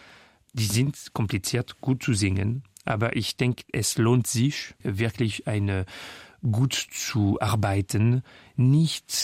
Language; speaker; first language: German; non-native, fluent; French